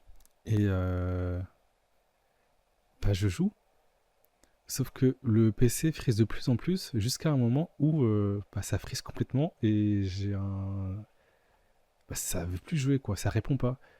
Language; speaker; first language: French; native; French